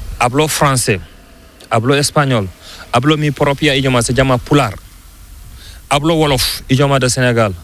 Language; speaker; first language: Spanish; non-native, learner; Fula